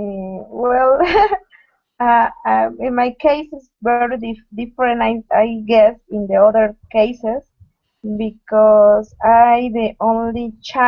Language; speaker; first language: English; non-native, learner; Spanish